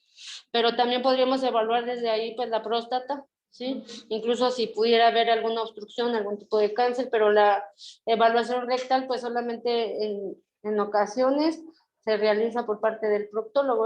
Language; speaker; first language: Spanish; native; Spanish